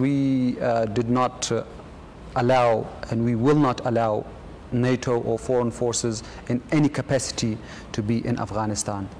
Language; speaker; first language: English; non-native, fluent; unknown